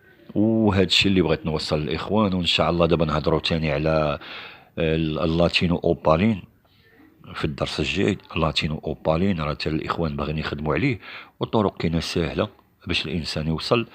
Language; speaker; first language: Arabic; native; Arabic